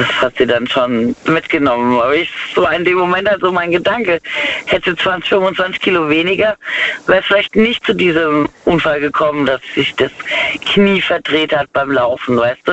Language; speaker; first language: German; native; German